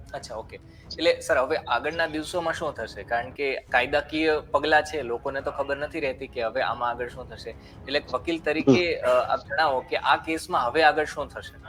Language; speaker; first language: Gujarati; native; Gujarati